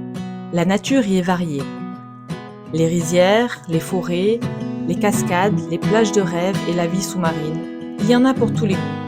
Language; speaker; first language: French; native; French